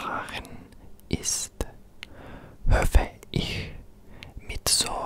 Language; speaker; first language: German; non-native, learner; English